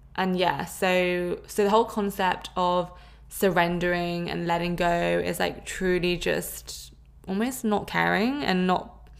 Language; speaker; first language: English; native; English